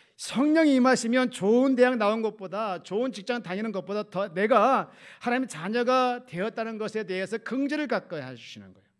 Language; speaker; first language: Korean; native; Korean